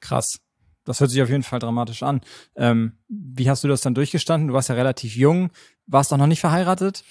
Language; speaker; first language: German; native; German